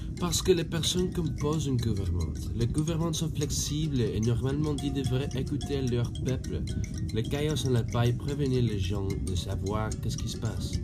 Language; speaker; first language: French; non-native, learner; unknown